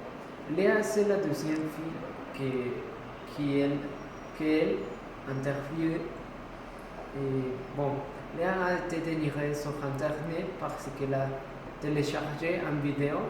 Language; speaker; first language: French; non-native, learner; Spanish